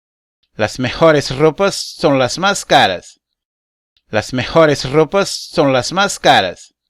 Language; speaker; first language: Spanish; non-native, learner; Portuguese